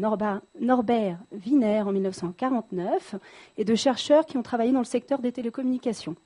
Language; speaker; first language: French; native; French